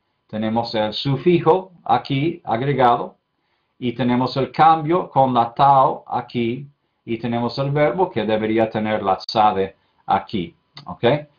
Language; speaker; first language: Spanish; non-native, fluent; English